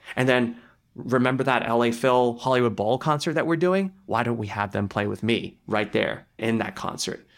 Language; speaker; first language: English; native; English